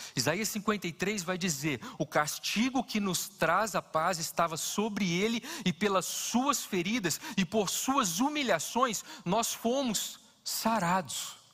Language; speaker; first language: Portuguese; native; Portuguese